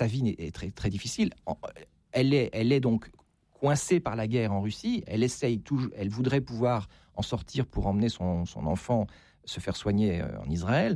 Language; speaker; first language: French; native; French